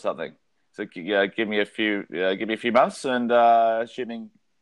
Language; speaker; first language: English; native; English